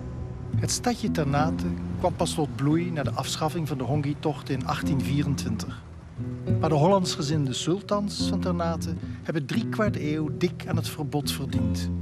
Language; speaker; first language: Dutch; native; Dutch